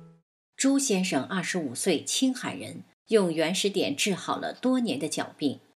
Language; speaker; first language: Chinese; native; Chinese